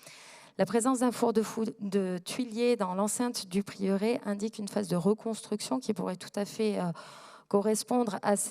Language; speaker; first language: French; native; French